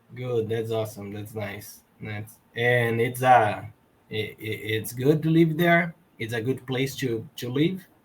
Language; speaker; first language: English; non-native, learner; Portuguese